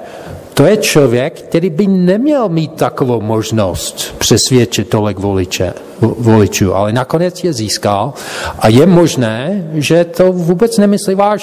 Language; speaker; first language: Czech; non-native, fluent; English